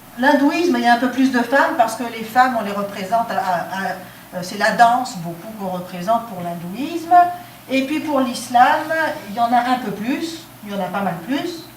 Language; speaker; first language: French; non-native, local second language; Arabic